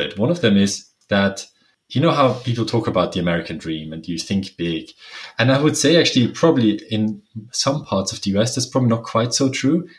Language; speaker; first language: English; non-native, fluent; German